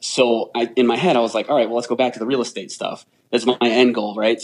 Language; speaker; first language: English; native; English